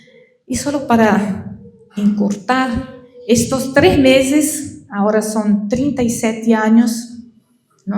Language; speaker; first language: Spanish; non-native, learner; Portuguese